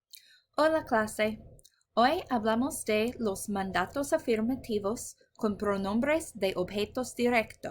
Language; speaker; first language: Spanish; non-native, fluent; English